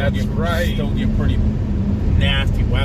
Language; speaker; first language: English; native; English